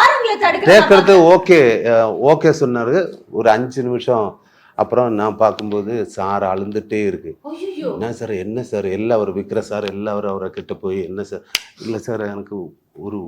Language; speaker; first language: Tamil; non-native, learner; Malayalam